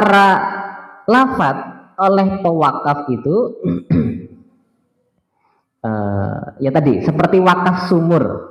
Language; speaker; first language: Indonesian; native; Indonesian